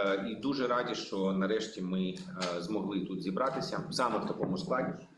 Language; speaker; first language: Ukrainian; native; Ukrainian